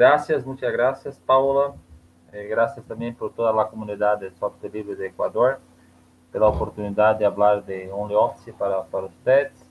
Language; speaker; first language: Spanish; non-native, learner; Portuguese